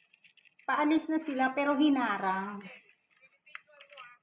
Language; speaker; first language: Filipino; native; Filipino